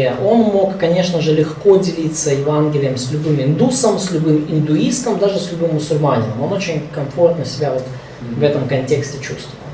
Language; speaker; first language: Russian; native; Russian